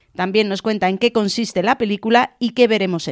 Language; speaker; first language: Spanish; native; Spanish